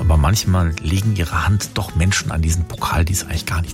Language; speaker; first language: German; native; German